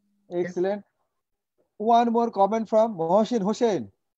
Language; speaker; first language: English; non-native, local second language; Bangla